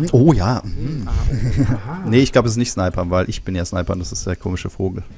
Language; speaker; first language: German; native; German